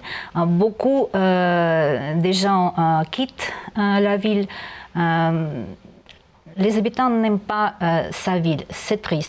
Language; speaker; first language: French; non-native, learner; Russian